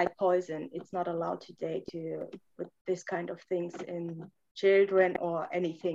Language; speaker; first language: English; non-native, fluent; German